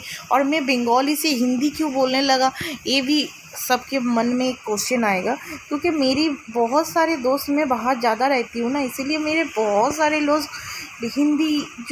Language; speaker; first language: Hindi; non-native, local second language; Bangla